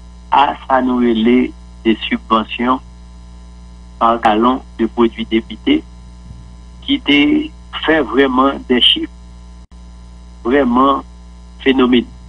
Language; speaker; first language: French; non-native, local second language; Haitian Creole